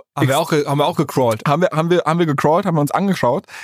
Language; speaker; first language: German; native; German